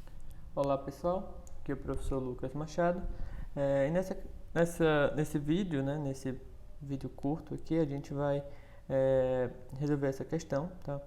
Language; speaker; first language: Portuguese; native; Portuguese